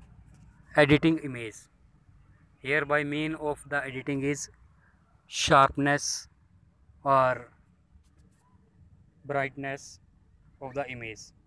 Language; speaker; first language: English; non-native, local second language; Hindi